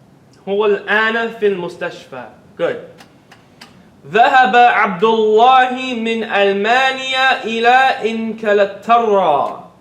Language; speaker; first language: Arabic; non-native, fluent; English